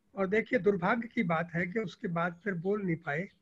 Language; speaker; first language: Hindi; native; Hindi